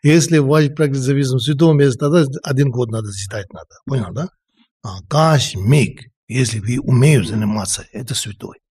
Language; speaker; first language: Russian; non-native, learner; Tibetan